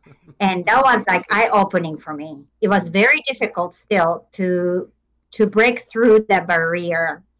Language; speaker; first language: English; non-native, fluent; Japanese